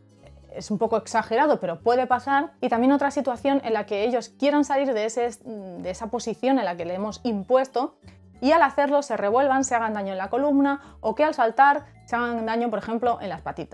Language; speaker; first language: Spanish; native; Spanish